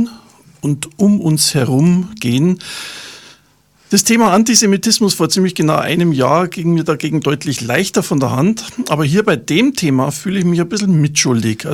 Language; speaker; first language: German; native; German